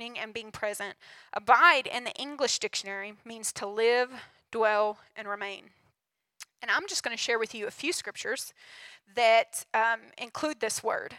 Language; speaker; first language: English; native; English